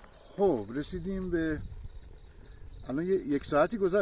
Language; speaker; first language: Persian; native; Persian